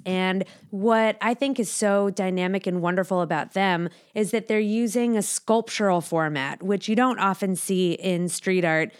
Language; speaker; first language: English; native; English